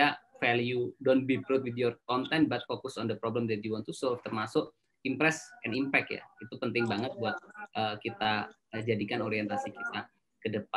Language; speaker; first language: Indonesian; native; Indonesian